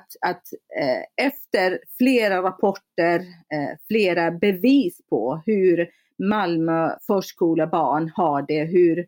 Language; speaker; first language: Swedish; non-native, fluent; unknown